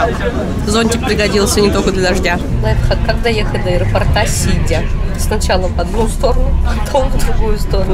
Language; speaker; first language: Russian; native; Russian